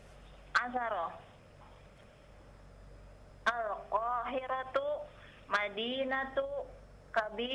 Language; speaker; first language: Arabic; non-native, learner; Indonesian